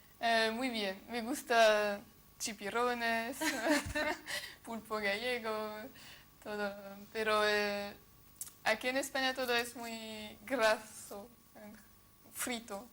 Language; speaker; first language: Spanish; non-native, fluent; French